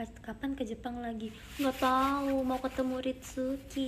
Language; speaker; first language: Indonesian; native; Indonesian